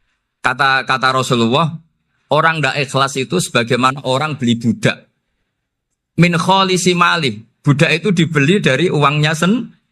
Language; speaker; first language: Indonesian; non-native, local second language; Javanese